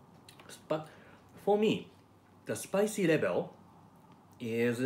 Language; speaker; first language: English; non-native, learner; Japanese